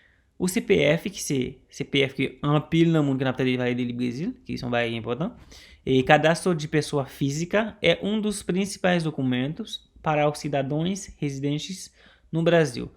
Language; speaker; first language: Portuguese; non-native, local second language; Haitian Creole